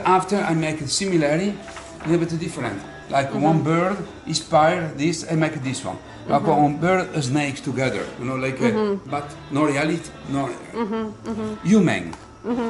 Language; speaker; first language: English; non-native, learner; Italian